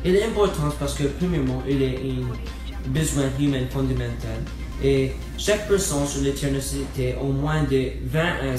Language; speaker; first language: French; non-native, learner; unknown